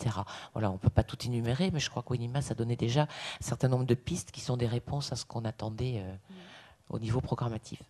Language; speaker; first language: French; native; French